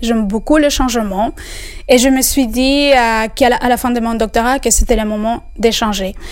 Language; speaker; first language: French; non-native, fluent; Spanish